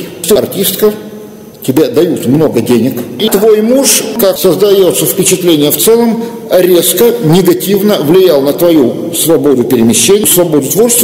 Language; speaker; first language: Russian; native; Russian